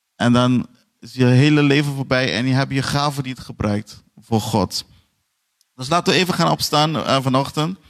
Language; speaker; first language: Dutch; non-native, fluent; Portuguese